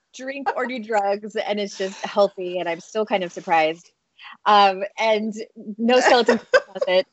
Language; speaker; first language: English; native; English